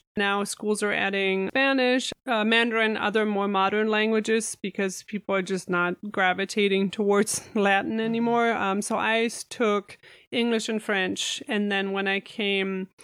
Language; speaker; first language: English; non-native, fluent; German